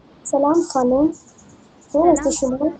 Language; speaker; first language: Persian; non-native, learner; Urdu